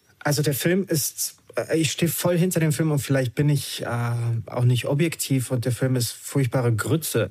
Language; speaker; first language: German; early bilingual, other home language; Romanian